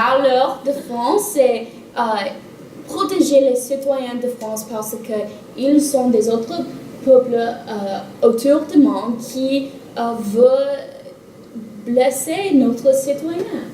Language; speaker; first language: French; non-native, learner; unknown